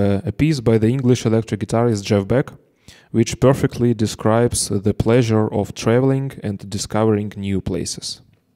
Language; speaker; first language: English; non-native, learner; Ukrainian